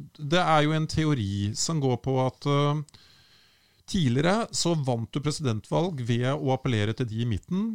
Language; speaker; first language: Norwegian; native; Norwegian